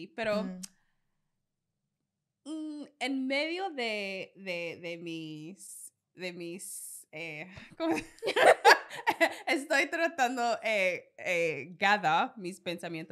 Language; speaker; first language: Spanish; non-native, learner; English